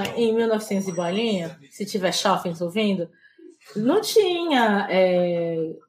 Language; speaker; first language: Portuguese; native; Portuguese